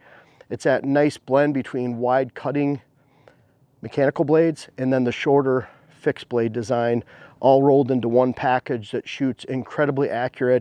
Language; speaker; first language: English; native; English